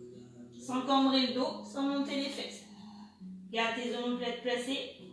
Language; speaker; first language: French; native; French